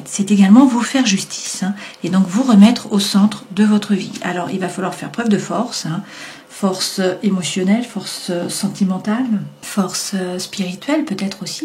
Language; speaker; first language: French; native; French